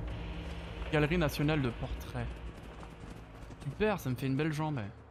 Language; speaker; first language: French; native; French